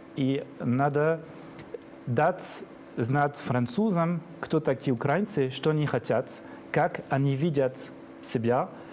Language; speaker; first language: Russian; non-native, fluent; French